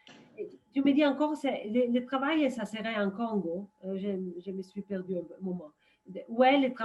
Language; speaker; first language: French; non-native, fluent; Italian